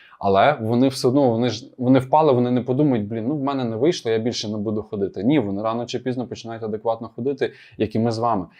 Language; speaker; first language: Ukrainian; non-native, local second language; Russian